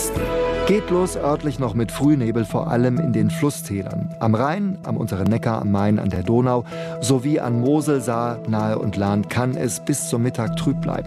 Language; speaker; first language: German; native; German